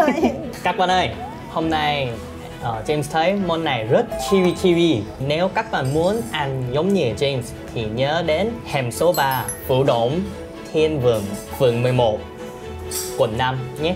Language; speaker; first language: Vietnamese; non-native, fluent; Korean